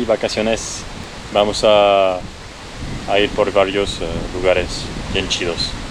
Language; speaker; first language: Spanish; non-native, learner; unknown